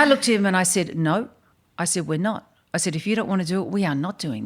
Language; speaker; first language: English; native; English